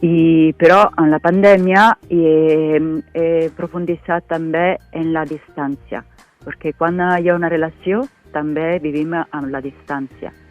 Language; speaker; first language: Catalan; non-native, fluent; Italian